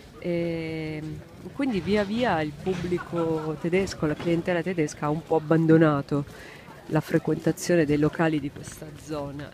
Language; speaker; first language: Italian; native; Italian